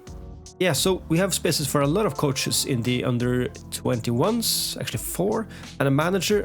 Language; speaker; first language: English; non-native, fluent; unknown